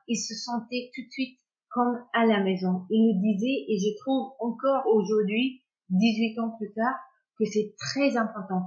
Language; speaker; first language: French; non-native, fluent; English